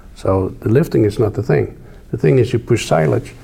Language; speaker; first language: English; non-native, fluent; Swedish